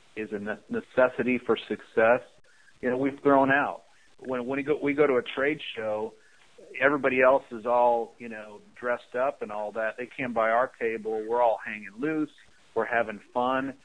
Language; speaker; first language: English; native; English